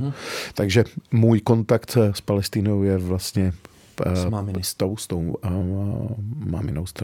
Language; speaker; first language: Czech; early bilingual, other home language; Arabic